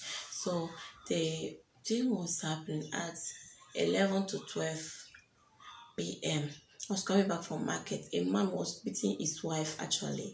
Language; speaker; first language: English; non-native, local second language; French